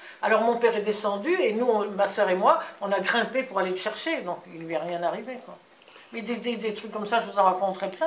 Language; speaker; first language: French; native; French